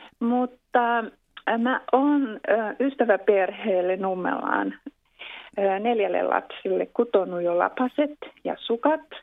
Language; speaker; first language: Finnish; native; Finnish